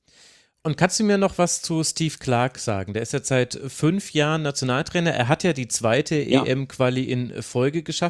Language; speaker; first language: German; native; German